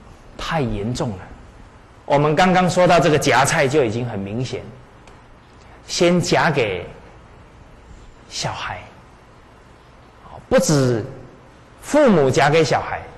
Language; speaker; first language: Chinese; native; Chinese